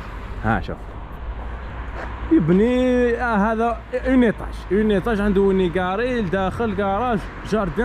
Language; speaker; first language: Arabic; native; Arabic